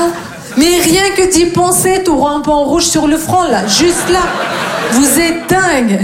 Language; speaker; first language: French; non-native, fluent; Russian